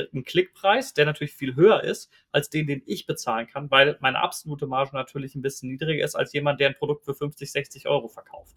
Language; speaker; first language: German; native; German